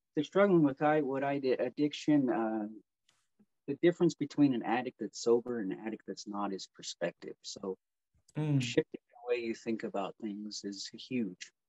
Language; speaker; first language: English; native; English